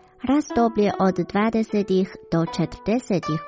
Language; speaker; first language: Croatian; non-native, fluent; Chinese